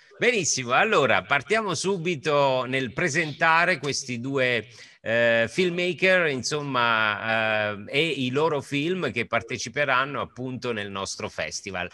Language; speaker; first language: Italian; native; Italian